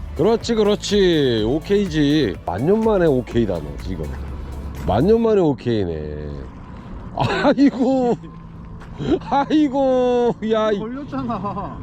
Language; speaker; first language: Korean; native; Korean